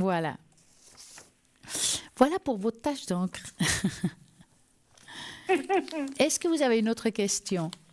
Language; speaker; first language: French; native; French